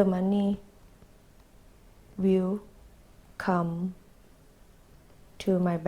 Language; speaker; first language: English; non-native, learner; Thai